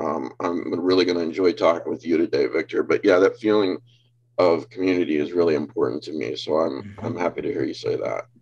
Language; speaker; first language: English; native; English